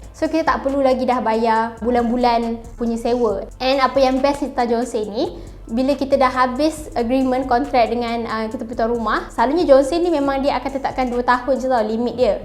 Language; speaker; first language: Malay; native; Malay